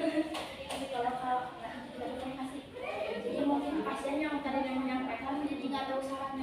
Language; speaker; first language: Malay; non-native, local second language; Sundanese